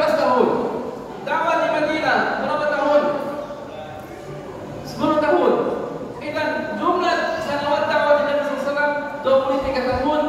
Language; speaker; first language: Indonesian; non-native, learner; Arabic